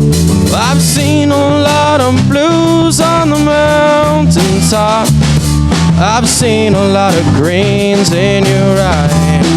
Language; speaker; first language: English; native; English